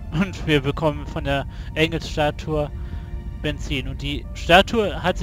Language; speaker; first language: German; native; German